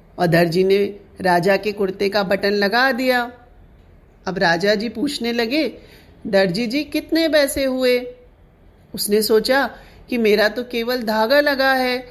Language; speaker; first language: Hindi; non-native, local second language; Sindhi